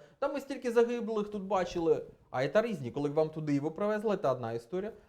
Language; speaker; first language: Ukrainian; non-native, local second language; Russian